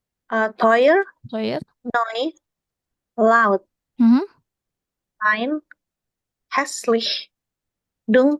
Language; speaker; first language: German; non-native, learner; Indonesian